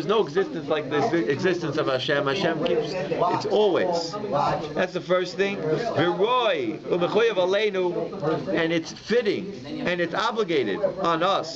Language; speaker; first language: English; native; English